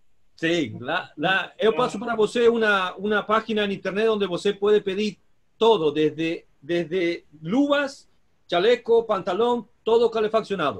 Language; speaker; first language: Portuguese; non-native, learner; Spanish